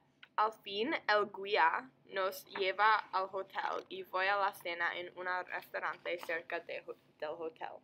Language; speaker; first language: Spanish; non-native, learner; English